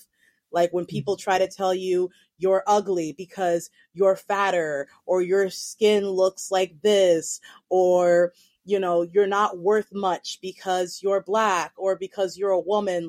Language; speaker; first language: English; native; English